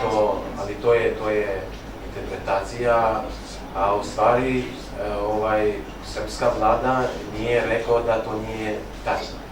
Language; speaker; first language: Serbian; non-native, local second language; Albanian